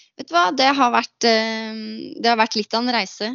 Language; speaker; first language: Norwegian; native; Norwegian